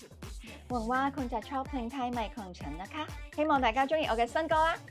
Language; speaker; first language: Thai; non-native, learner; Cantonese